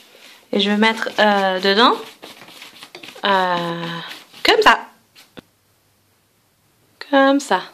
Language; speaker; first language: French; non-native, fluent; English